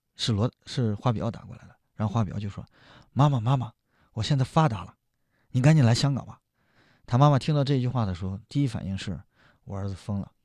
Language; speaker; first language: Chinese; native; Chinese